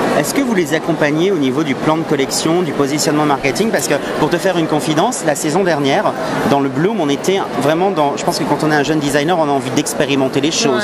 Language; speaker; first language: French; native; French